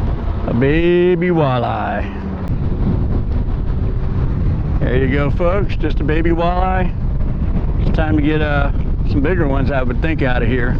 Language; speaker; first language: English; native; English